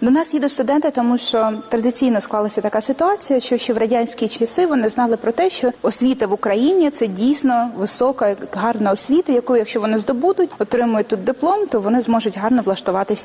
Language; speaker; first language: Ukrainian; native; Ukrainian